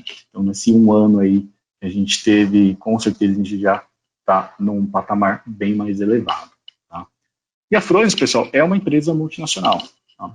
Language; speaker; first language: Portuguese; native; Portuguese